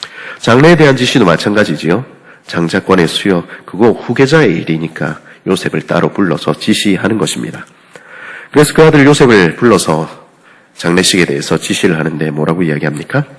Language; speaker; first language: Korean; native; Korean